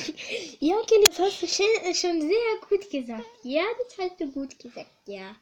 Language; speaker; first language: German; early bilingual, other home language; Hungarian